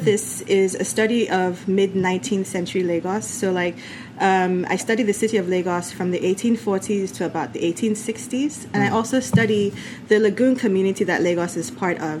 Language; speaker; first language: English; non-native, local second language; Yoruba